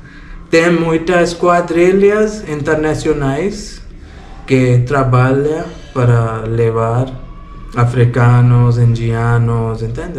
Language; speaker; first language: Portuguese; non-native, learner; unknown